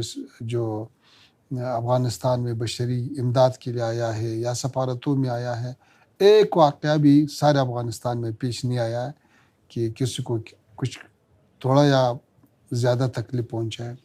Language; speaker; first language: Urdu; non-native, learner; Pashto